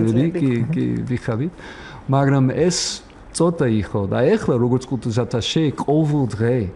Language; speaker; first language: Georgian; non-native, learner; English